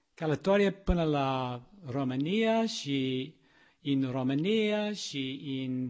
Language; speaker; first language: Romanian; non-native, learner; English